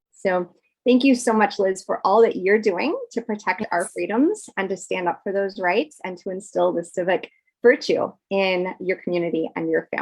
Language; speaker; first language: English; native; English